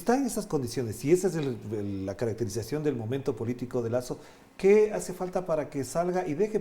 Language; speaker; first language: Spanish; native; Spanish